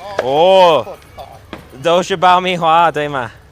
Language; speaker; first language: Chinese; non-native, learner; English